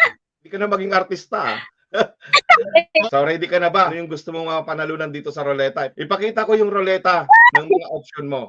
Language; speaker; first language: Filipino; native; Filipino